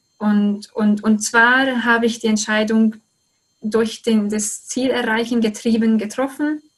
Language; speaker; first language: German; non-native, fluent; Hungarian